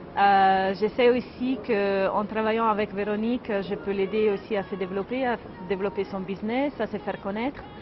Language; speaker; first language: French; non-native, fluent; Italian